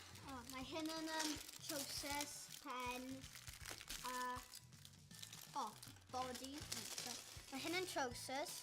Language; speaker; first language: Welsh; non-native, local second language; English